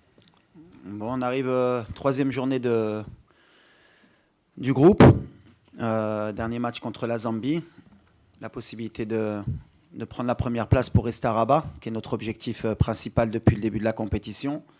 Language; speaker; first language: French; native; French